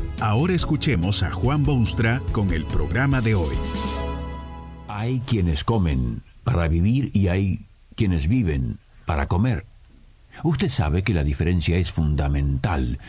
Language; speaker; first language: Spanish; native; Spanish